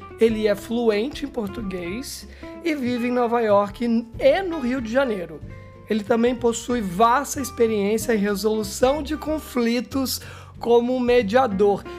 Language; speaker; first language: Portuguese; native; Portuguese